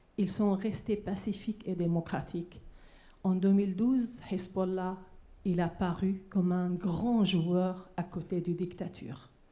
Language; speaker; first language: French; non-native, fluent; Arabic